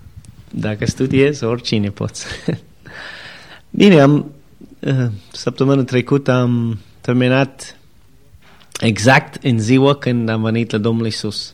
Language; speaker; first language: Romanian; non-native, learner; English